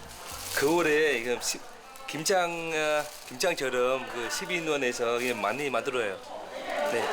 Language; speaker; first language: Korean; non-native, learner; Vietnamese